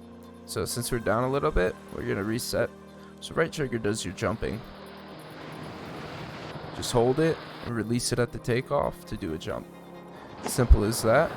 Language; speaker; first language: English; native; English